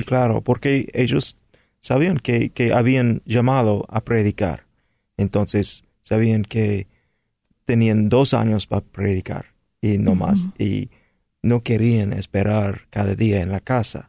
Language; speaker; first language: Spanish; non-native, fluent; English